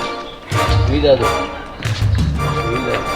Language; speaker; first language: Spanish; non-native, learner; French